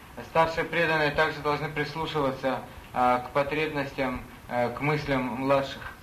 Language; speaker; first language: Russian; native; Russian